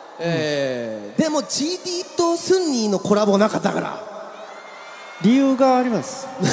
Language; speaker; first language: Japanese; native; Japanese